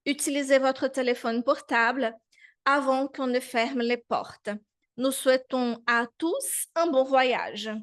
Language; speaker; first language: French; non-native, fluent; Portuguese